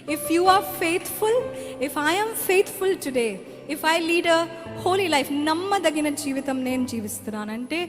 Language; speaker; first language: Telugu; native; Telugu